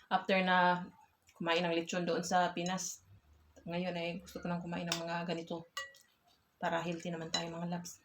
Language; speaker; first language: Filipino; non-native, local second language; Cebuano